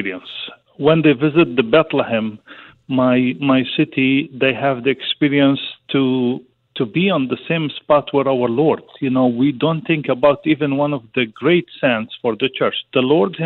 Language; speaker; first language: English; non-native, fluent; Arabic